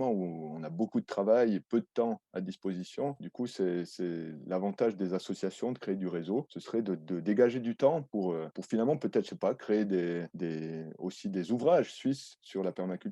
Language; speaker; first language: French; native; French